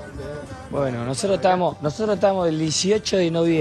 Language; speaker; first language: Spanish; native; Spanish